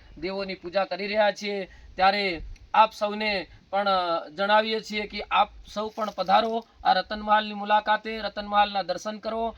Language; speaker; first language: Gujarati; non-native, local second language; Bhili